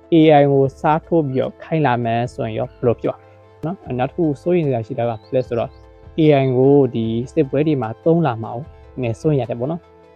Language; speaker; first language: Burmese; non-native, local second language; Hakha Chin